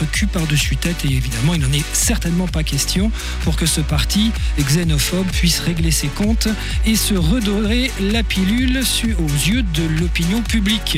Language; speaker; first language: French; native; French